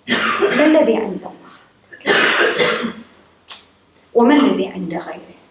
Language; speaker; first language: Arabic; native; Arabic